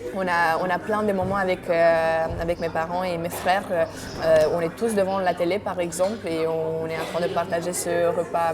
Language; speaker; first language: French; non-native, fluent; Romanian